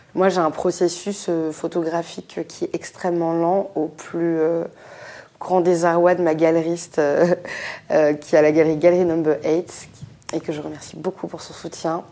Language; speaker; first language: French; native; French